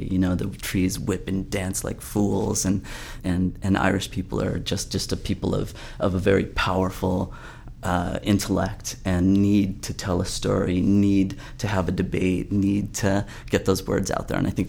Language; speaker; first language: English; native; English